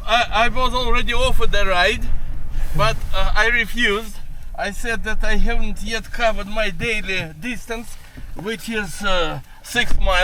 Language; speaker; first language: English; non-native, learner; Russian